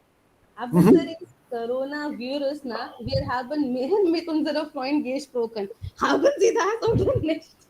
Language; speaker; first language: German; non-native, learner; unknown